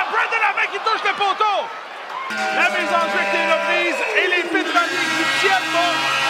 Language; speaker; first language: French; native; French